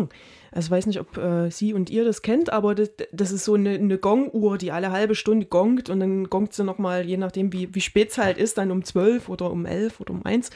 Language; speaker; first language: German; native; German